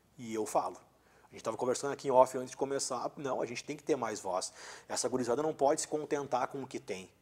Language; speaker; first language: Portuguese; native; Portuguese